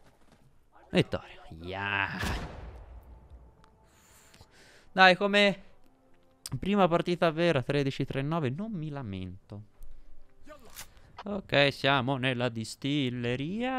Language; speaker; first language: Italian; native; Italian